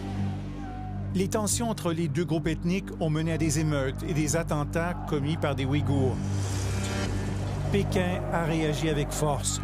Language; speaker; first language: French; native; French